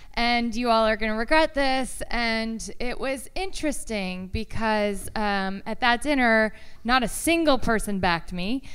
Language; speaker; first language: English; native; English